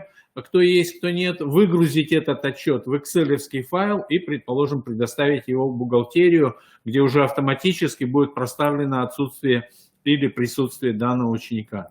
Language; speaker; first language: Russian; native; Russian